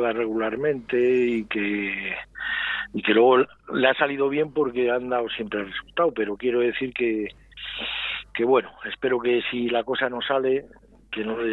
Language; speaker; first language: Spanish; native; Spanish